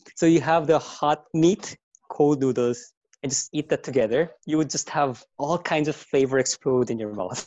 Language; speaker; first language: English; non-native, fluent; Korean